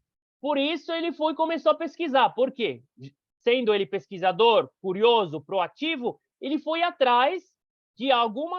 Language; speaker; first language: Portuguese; non-native, fluent; Arabic